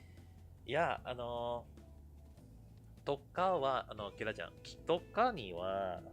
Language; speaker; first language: Japanese; non-native, fluent; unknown